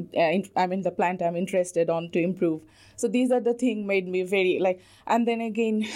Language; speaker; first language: English; non-native, local second language; Bangla